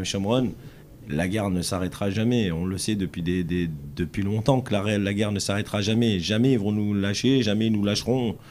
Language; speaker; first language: French; native; French